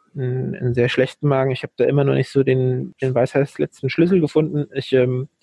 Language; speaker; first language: German; native; German